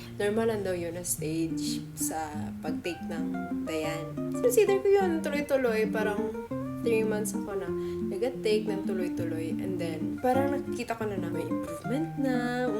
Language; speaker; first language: Filipino; non-native, local second language; Hiligaynon